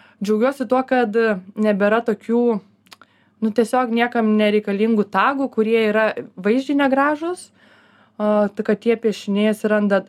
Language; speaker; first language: Lithuanian; native; Lithuanian